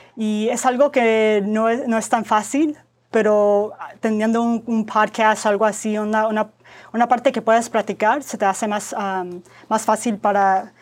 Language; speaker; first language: Spanish; early bilingual, heritage; Spanish